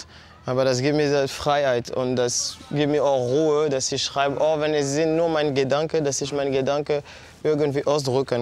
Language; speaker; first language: German; non-native, fluent; French